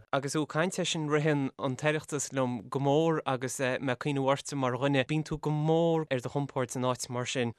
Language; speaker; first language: Irish; native; Irish